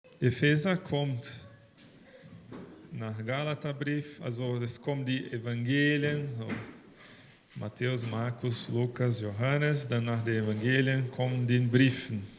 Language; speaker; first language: German; non-native, fluent; Portuguese